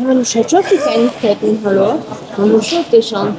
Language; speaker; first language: German; non-native, learner; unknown